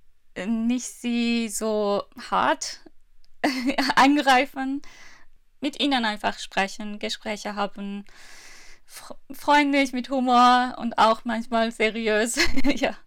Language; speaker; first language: German; non-native, fluent; Persian